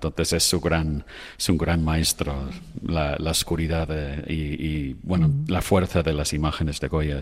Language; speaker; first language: Spanish; non-native, fluent; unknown